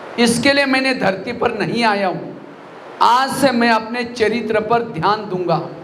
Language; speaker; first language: Hindi; non-native, local second language; Marathi